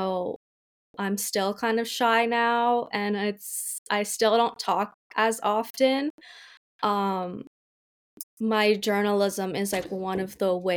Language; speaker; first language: English; native; English